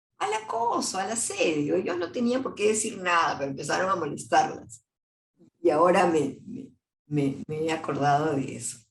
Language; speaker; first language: Spanish; native; Spanish